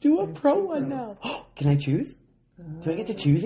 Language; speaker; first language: English; native; English